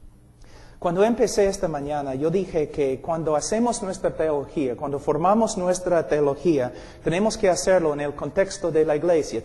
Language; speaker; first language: Spanish; non-native, fluent; English